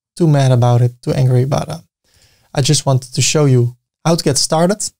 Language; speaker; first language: English; non-native, fluent; Dutch